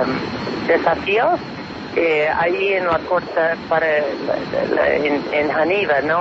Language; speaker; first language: Spanish; non-native, fluent; English